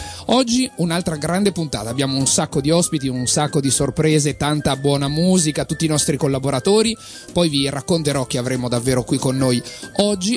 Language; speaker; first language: Italian; native; Italian